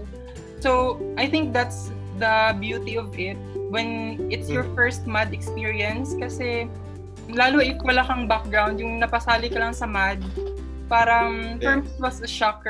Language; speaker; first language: English; non-native, local second language; Cebuano